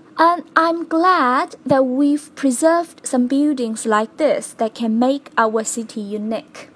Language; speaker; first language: English; non-native, fluent; Chinese